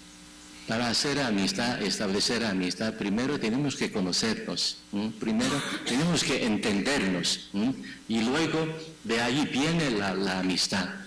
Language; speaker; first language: Spanish; non-native, fluent; Chinese